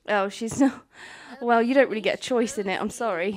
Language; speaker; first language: English; native; English